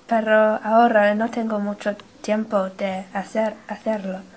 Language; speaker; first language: Spanish; non-native, learner; English